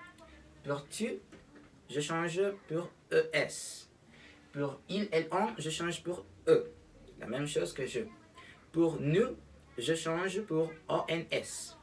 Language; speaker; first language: French; non-native, learner; Spanish